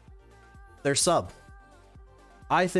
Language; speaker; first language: English; native; English